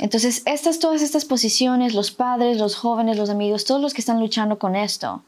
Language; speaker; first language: Spanish; native; Spanish